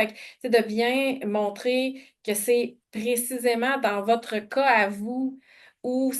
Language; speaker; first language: French; native; French